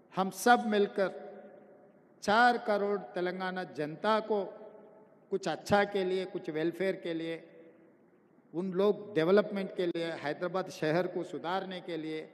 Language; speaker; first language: Hindi; non-native, local second language; Telugu